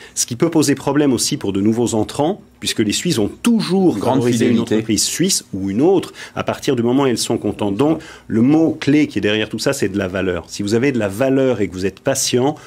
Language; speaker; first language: French; native; French